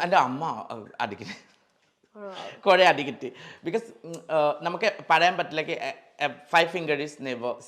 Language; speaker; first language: Malayalam; non-native, local second language; Assamese